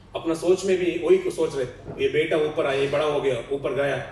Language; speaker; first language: Hindi; non-native, local second language; Telugu